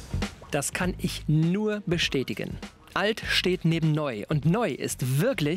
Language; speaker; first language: German; native; German